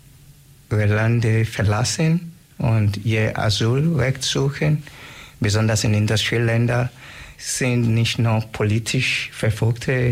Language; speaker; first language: German; non-native, learner; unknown